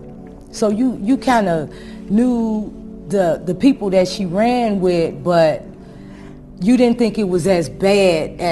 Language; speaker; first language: English; native; English